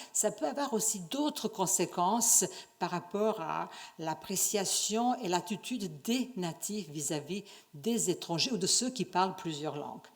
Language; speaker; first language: French; non-native, fluent; Serbian